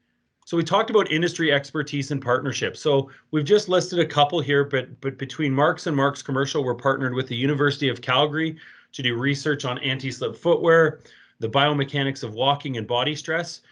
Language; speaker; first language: English; native; English